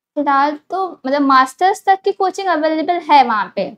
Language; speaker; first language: Hindi; native; Hindi